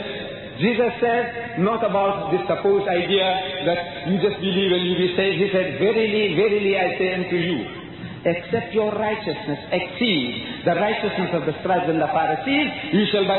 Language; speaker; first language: English; early bilingual, other home language; Gujarati